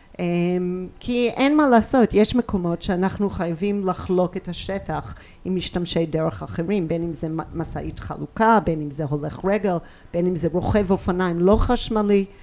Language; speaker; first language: Hebrew; non-native, fluent; English